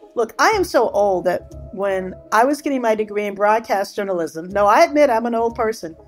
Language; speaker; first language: English; native; English